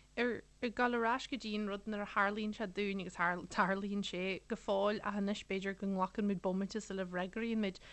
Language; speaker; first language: Irish; native; Irish